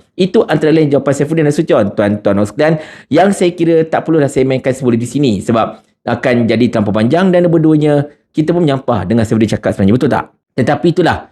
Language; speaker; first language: Malay; native; Malay